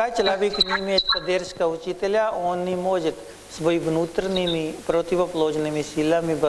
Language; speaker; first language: Russian; non-native, learner; Hindi